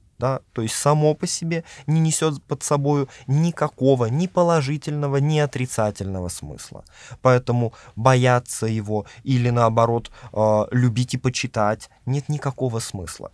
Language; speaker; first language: Russian; native; Russian